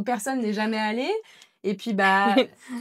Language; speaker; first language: French; native; French